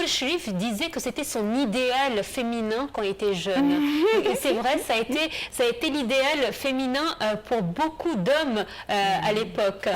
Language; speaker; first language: French; non-native, fluent; Arabic